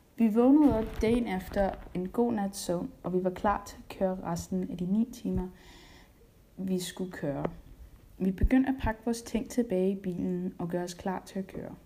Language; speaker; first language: Danish; early bilingual, heritage; Danish